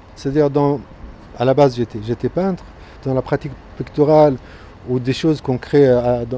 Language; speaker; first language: French; non-native, fluent; Arabic